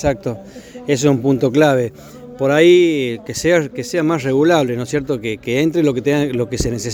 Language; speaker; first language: Spanish; native; Spanish